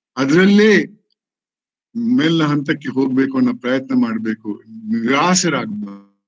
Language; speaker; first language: Kannada; non-native, local second language; Tulu